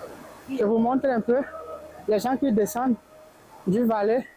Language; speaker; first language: French; non-native, fluent; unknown